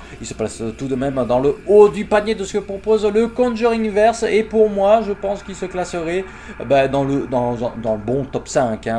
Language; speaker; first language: French; native; French